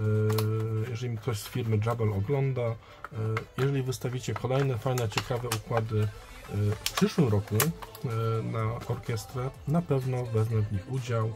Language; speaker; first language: Polish; native; Polish